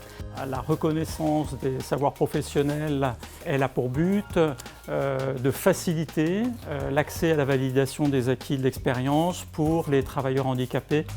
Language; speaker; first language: French; native; French